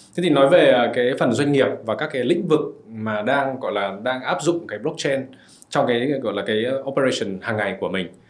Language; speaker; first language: Vietnamese; early bilingual, heritage; Vietnamese